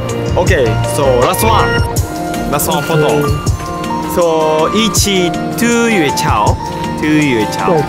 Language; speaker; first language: English; non-native, learner; Japanese